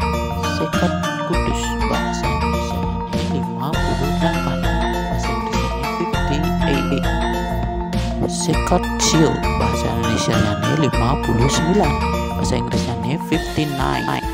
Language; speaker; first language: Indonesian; non-native, local second language; Balinese